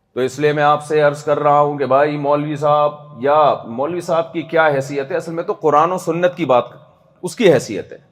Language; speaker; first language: Urdu; native; Urdu